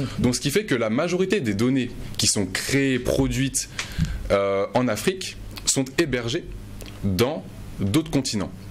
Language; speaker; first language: French; non-native, local second language; Mossi